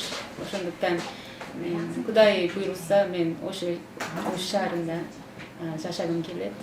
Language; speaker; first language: Kyrgyz; non-native, fluent; Korean